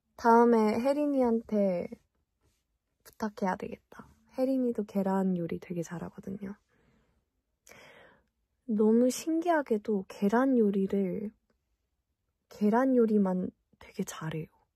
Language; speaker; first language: Korean; early bilingual, heritage; English